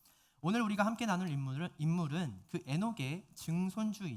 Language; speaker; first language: Korean; native; Korean